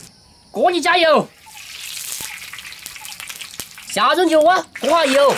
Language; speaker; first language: Chinese; native; Chinese